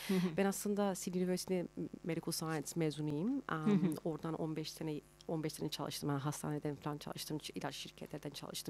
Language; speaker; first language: Turkish; early bilingual, heritage; Turkish